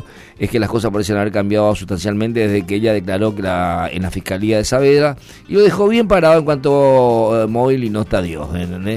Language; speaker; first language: Spanish; native; Spanish